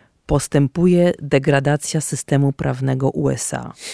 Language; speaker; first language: Polish; native; Polish